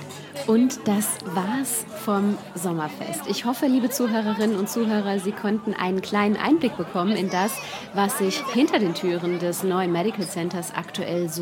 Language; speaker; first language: German; native; German